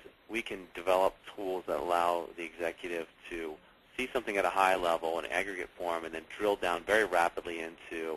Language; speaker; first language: English; native; English